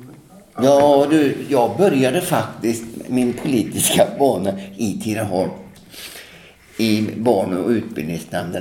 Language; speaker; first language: Swedish; native; Swedish